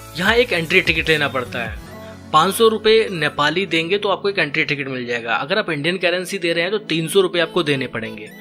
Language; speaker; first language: Hindi; native; Hindi